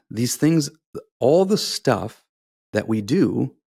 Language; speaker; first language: English; native; English